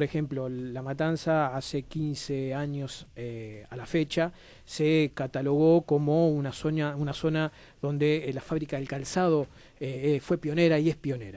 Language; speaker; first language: Spanish; native; Spanish